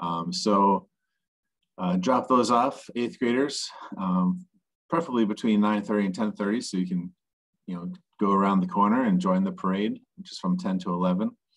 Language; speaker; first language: English; native; English